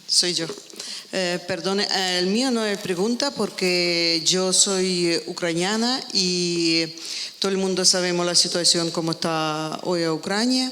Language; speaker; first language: Spanish; non-native, learner; Ukrainian